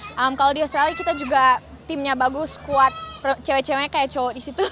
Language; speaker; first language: Indonesian; early bilingual, other home language; English